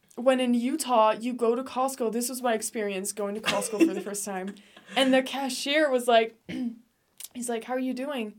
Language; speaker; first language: English; non-native, fluent; Danish